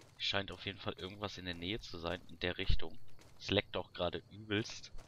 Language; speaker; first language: German; native; German